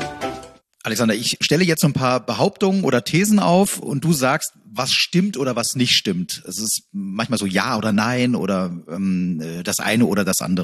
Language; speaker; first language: German; native; German